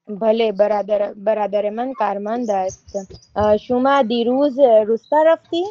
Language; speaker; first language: Persian; non-native, learner; Urdu